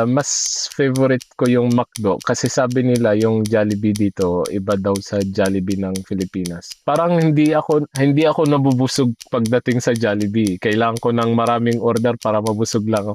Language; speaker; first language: Filipino; non-native, fluent; Arabic